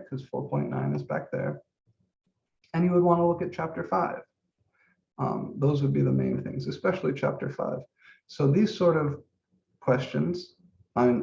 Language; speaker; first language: English; native; English